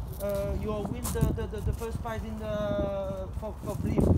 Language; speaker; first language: English; non-native, learner; French